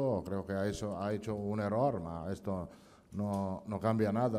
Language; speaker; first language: Spanish; non-native, fluent; Italian